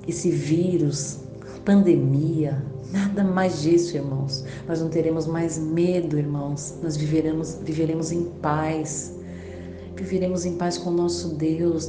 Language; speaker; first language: Portuguese; native; Portuguese